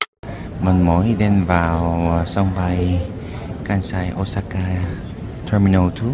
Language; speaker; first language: Vietnamese; non-native, learner; Korean